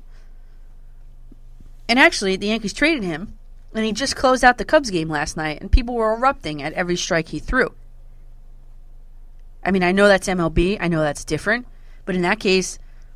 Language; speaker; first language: English; native; English